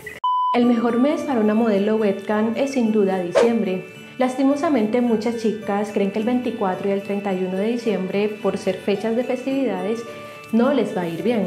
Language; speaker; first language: Spanish; native; Spanish